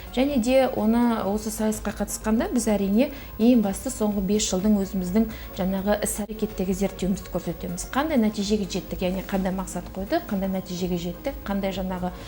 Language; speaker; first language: Kazakh; native; Kazakh